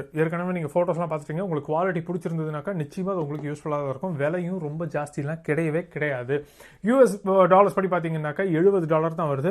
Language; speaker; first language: Tamil; native; Tamil